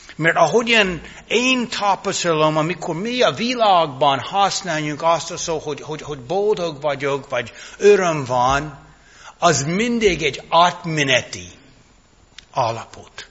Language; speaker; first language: Hungarian; non-native, fluent; English